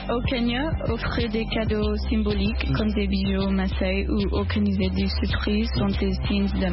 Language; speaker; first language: French; non-native, learner; English